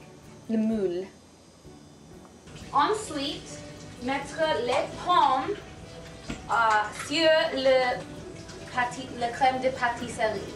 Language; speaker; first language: French; non-native, learner; English